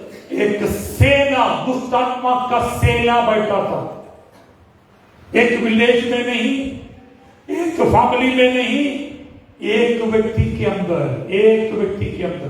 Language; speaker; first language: Hindi; non-native, local second language; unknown